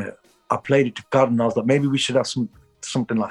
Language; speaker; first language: English; native; English